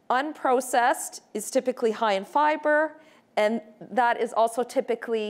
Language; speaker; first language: English; native; English